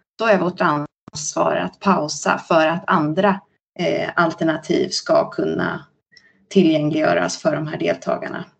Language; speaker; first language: Swedish; native; Swedish